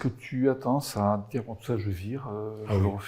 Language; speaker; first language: French; native; French